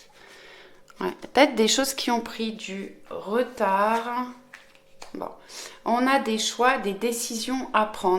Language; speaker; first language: French; native; French